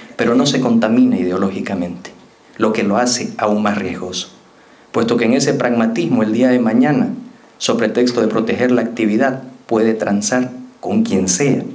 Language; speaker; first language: Spanish; native; Spanish